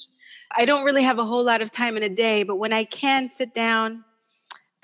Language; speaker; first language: English; non-native, local second language; Pampanga